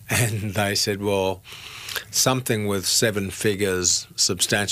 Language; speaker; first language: English; native; English